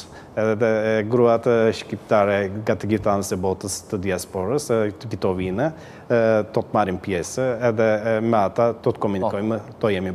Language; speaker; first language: Albanian; early bilingual, heritage; Albanian